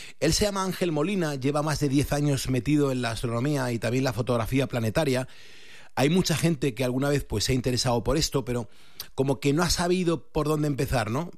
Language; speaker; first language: Spanish; native; Spanish